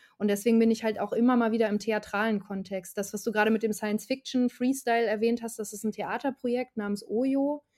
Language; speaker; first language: German; native; German